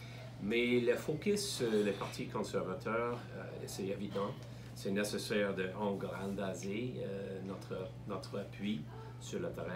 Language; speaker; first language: French; non-native, learner; English